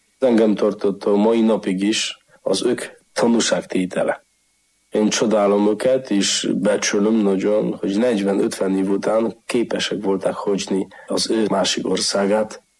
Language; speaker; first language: Hungarian; non-native, fluent; Polish